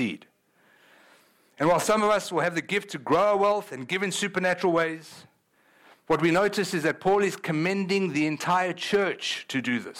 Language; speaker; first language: English; native; English